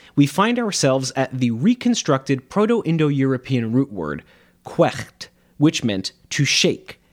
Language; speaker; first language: English; native; English